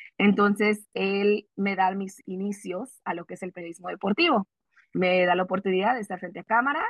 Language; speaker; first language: Spanish; early bilingual, heritage; Spanish